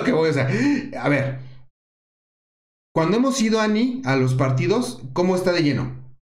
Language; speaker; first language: Spanish; native; Spanish